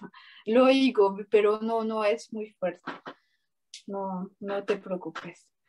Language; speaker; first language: Spanish; non-native, learner; French